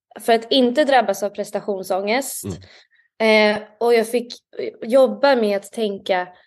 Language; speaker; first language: Swedish; native; Swedish